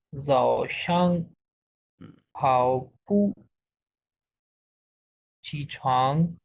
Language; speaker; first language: Chinese; non-native, learner; Urdu